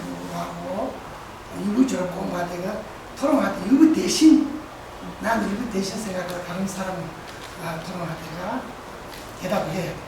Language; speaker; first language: Korean; non-native, learner; Tibetan